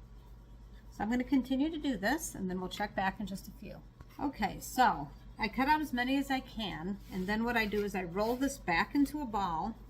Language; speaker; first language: English; native; English